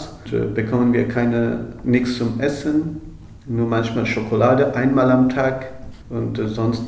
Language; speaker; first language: German; non-native, fluent; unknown